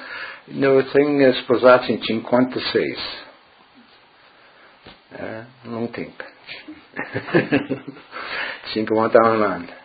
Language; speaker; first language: Italian; early bilingual, heritage; Friulian